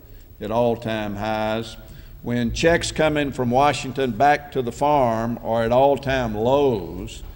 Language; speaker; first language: English; native; English